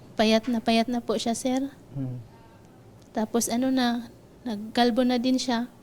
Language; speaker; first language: Filipino; non-native, local second language; Masbatenyo